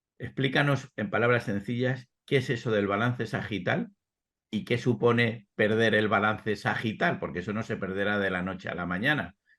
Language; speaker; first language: Spanish; native; Spanish